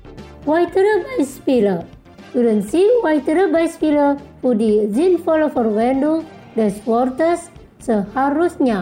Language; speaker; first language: German; non-native, learner; Indonesian